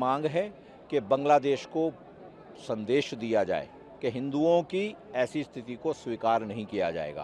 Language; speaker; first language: Hindi; native; Hindi